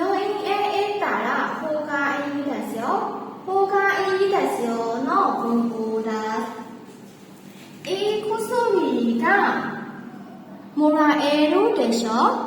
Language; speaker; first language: Japanese; non-native, learner; Burmese